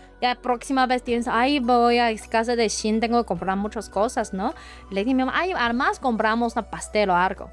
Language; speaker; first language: Spanish; non-native, learner; Chinese